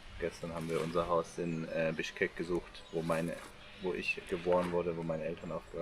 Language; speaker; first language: German; early bilingual, other home language; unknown